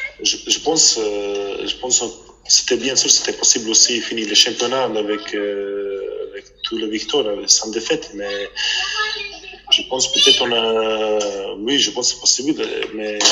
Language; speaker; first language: French; non-native, fluent; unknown